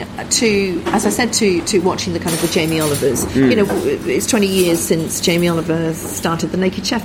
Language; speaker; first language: English; native; English